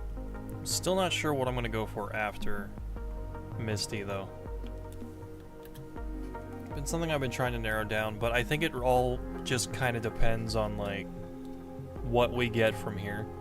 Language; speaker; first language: English; native; English